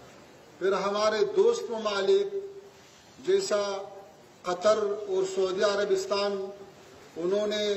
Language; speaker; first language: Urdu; non-native, fluent; Pashto